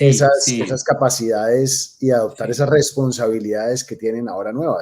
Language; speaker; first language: Spanish; native; Spanish